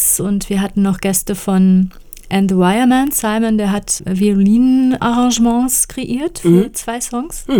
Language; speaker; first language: German; native; German